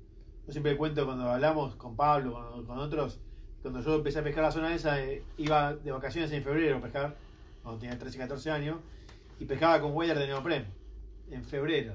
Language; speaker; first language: Spanish; native; Spanish